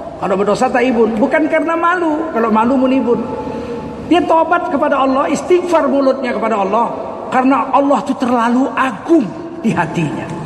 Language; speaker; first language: Indonesian; native; Indonesian